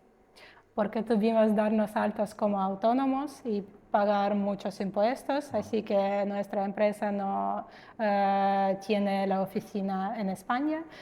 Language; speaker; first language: Spanish; non-native, fluent; Russian